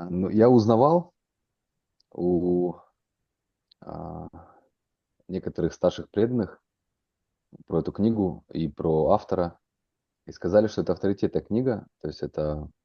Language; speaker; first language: Russian; native; Russian